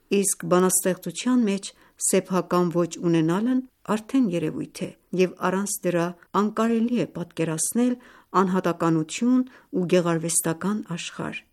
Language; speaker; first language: Armenian; early bilingual, heritage; Armenian